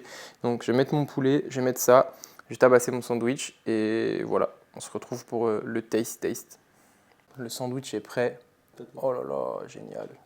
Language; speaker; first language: French; native; French